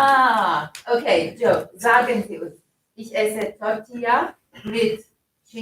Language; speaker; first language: German; non-native, fluent; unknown